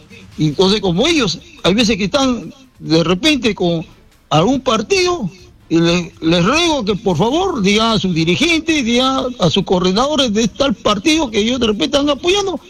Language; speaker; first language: Spanish; native; Spanish